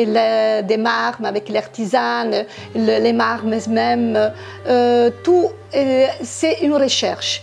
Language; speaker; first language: French; non-native, fluent; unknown